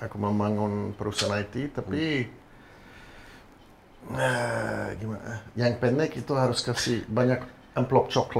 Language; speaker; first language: Indonesian; non-native, fluent; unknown